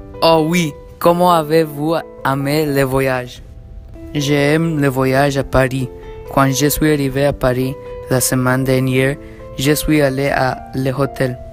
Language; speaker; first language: French; non-native, learner; English